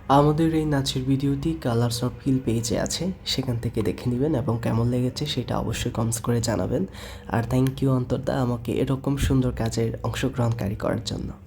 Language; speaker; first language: Bangla; non-native, local second language; Chakma